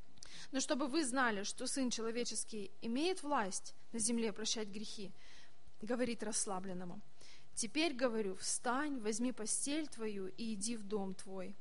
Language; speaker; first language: Russian; native; Russian